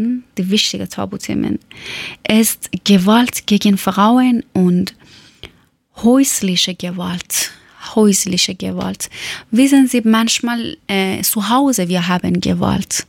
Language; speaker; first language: German; non-native, learner; Persian